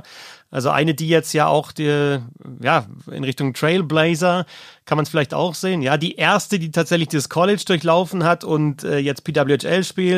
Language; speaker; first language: German; native; German